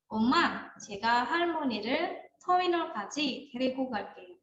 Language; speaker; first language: Korean; non-native, fluent; Indonesian